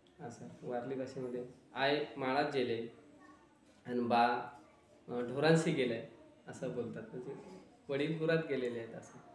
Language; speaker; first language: Marathi; non-native, local second language; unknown